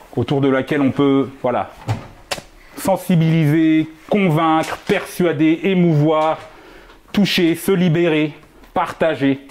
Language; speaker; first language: French; native; French